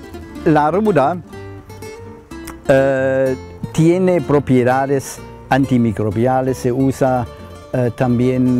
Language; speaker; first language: Spanish; non-native, fluent; German